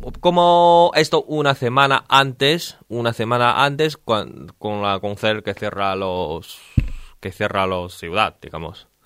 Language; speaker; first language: Spanish; non-native, learner; Chinese